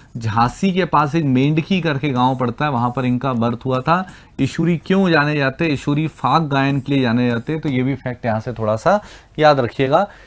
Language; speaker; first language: Hindi; native; Hindi